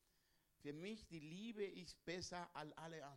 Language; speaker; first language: German; non-native, learner; Spanish